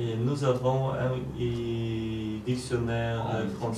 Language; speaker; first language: French; non-native, learner; Polish